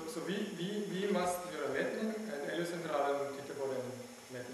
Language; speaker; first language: Swedish; non-native, learner; German